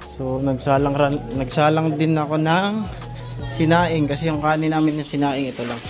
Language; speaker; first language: Filipino; non-native, local second language; Cebuano